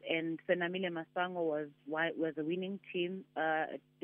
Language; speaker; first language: English; non-native, local second language; Zulu